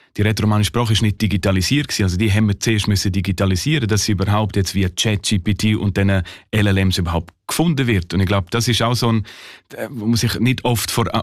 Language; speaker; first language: German; non-native, local second language; Romansh